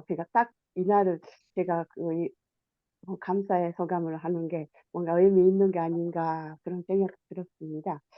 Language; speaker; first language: Korean; non-native, fluent; Japanese